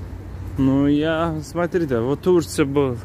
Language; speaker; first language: Russian; non-native, learner; Azerbaijani